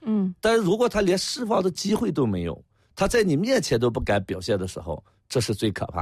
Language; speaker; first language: Chinese; native; Chinese